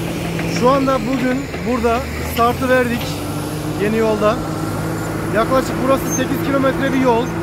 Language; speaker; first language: Turkish; native; Turkish